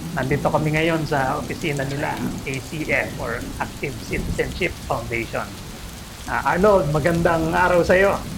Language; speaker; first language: Filipino; native; Filipino